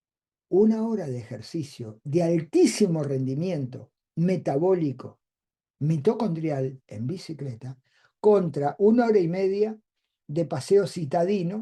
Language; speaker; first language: Spanish; native; Spanish